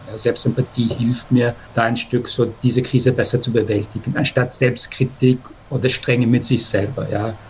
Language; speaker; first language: German; early bilingual, other home language; Persian